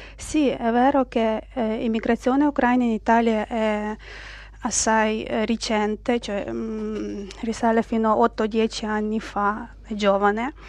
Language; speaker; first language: Italian; non-native, fluent; Ukrainian